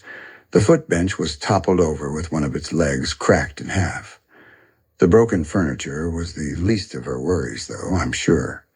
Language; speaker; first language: English; native; English